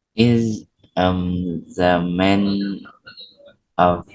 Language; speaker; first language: English; non-native, learner; Vietnamese